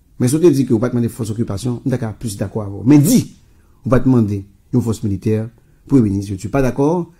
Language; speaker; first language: French; non-native, local second language; Haitian Creole